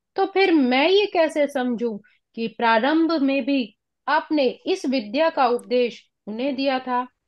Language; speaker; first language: Hindi; non-native, local second language; Punjabi